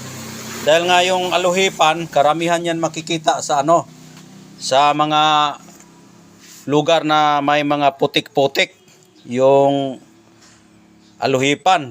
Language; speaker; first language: Filipino; non-native, local second language; Cebuano